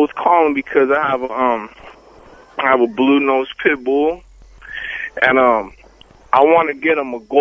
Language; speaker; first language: English; native; English